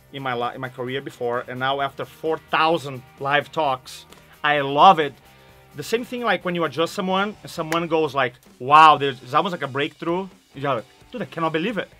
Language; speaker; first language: English; non-native, fluent; Portuguese